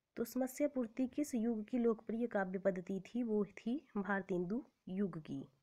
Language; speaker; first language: Hindi; native; Hindi